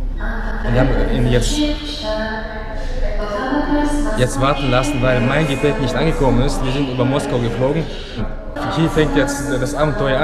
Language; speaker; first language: German; native; German